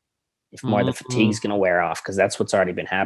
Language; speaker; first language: English; native; English